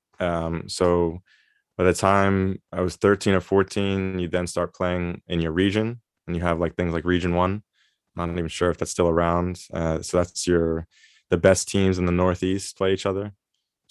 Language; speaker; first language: English; native; English